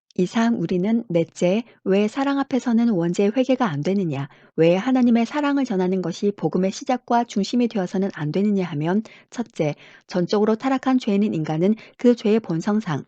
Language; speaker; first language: Korean; native; Korean